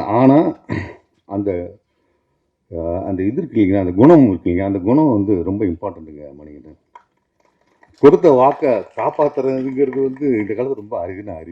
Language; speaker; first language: Tamil; native; Tamil